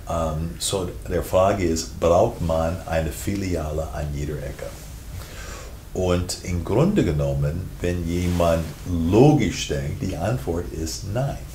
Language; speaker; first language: German; non-native, fluent; English